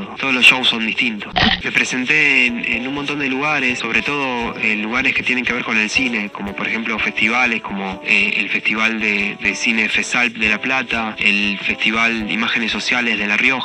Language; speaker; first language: Spanish; native; Spanish